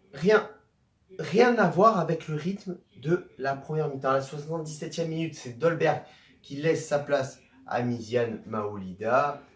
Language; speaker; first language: French; native; French